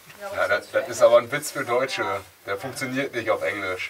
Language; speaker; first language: German; native; German